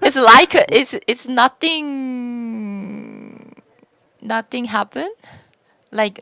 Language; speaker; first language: English; non-native, learner; Korean